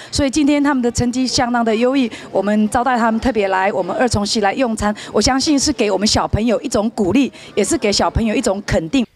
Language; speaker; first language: Chinese; native; Chinese